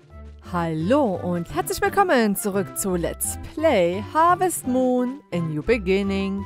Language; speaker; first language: German; native; German